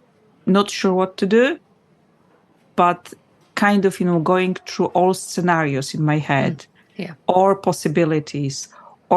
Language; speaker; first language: English; non-native, fluent; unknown